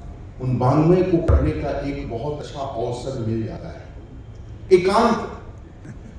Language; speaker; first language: Hindi; native; Hindi